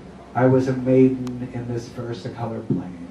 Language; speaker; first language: English; native; English